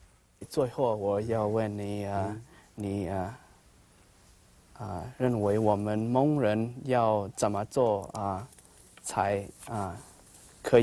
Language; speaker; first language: Chinese; non-native, learner; Hmong